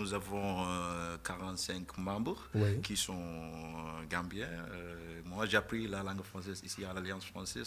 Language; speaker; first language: French; non-native, fluent; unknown